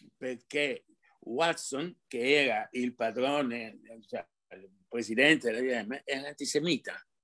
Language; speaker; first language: Italian; early bilingual, heritage; Arabic